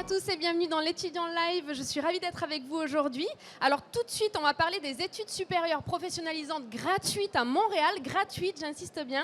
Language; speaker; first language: French; native; French